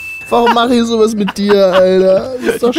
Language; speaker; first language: German; native; German